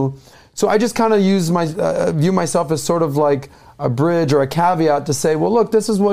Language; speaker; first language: English; native; English